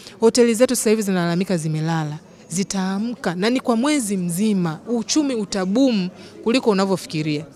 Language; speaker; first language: Swahili; native; Swahili